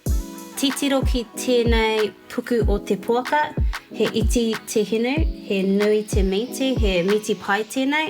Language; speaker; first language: Māori; non-native, local second language; English